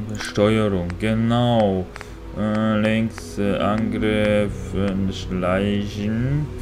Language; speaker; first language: German; non-native, fluent; Polish